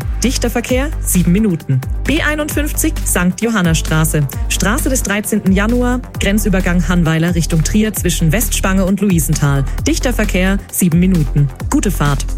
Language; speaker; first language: German; native; German